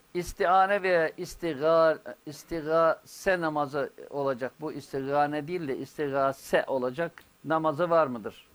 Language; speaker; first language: Turkish; native; Turkish